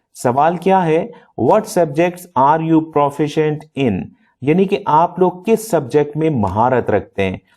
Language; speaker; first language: Urdu; non-native, local second language; Punjabi